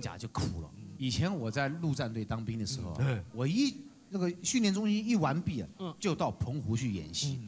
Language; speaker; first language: Chinese; native; Chinese